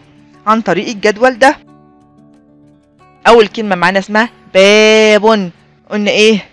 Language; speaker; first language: Arabic; native; Arabic